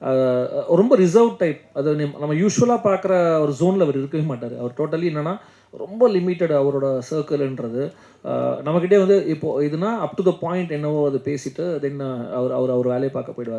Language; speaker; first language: Tamil; native; Tamil